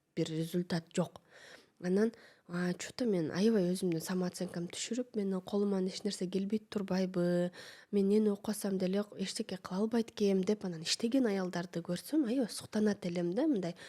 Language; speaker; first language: Kyrgyz; native; Kyrgyz